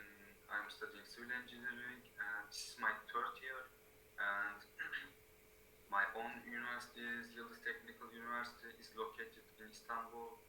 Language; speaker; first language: English; non-native, learner; Turkish